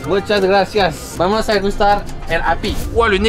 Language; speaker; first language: Spanish; non-native, learner; French